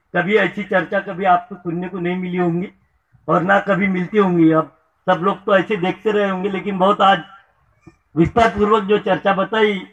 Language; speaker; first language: Hindi; native; Hindi